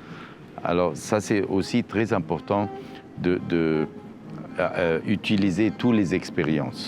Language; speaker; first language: French; non-native, fluent; Arabic